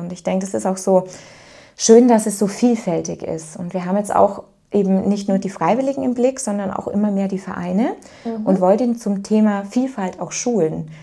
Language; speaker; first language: German; native; German